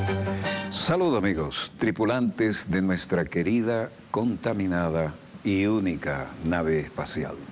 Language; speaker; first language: Spanish; native; Spanish